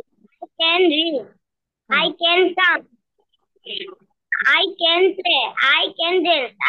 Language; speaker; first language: English; non-native, learner; Bangla